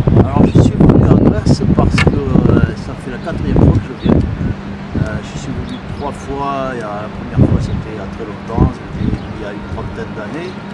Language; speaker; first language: French; native; French